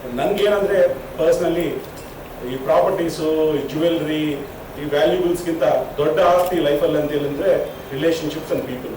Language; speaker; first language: Kannada; early bilingual, heritage; Telugu